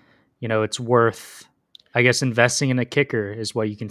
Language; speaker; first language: English; native; English